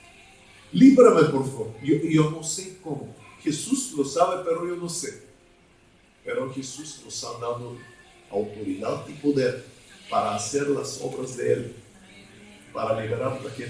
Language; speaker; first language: Spanish; non-native, fluent; Bulgarian